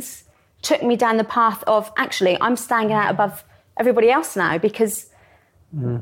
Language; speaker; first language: English; native; English